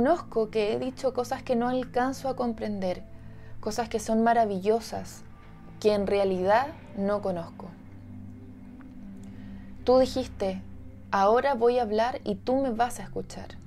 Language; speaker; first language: Spanish; native; Spanish